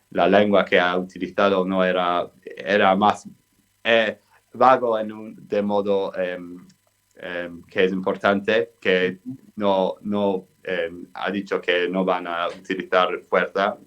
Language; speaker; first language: Spanish; non-native, fluent; English